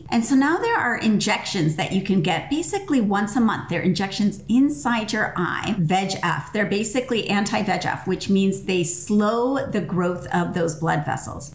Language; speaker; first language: English; native; English